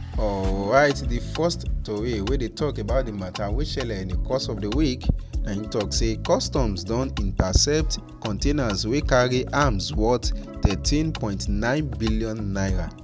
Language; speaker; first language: Nigerian Pidgin; non-native, local second language; Yoruba